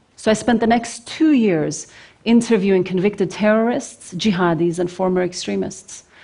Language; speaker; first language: English; non-native, fluent; Norwegian